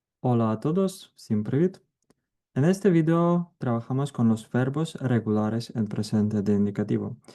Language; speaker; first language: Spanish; non-native, fluent; Ukrainian